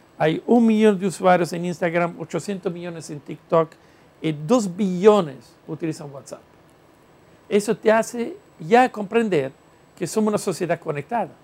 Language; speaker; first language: Spanish; non-native, fluent; Italian